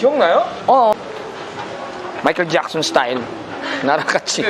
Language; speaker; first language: Korean; non-native, learner; Filipino